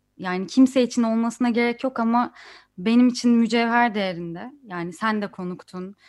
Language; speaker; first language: Turkish; native; Turkish